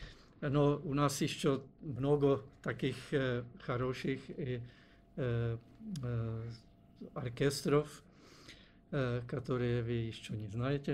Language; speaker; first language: Russian; non-native, learner; Czech